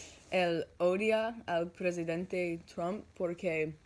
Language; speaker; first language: Spanish; non-native, learner; English